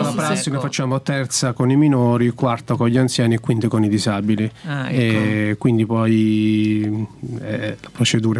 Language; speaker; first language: Italian; native; Italian